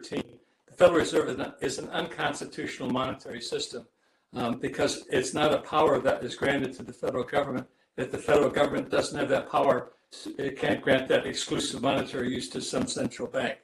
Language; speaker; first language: English; native; English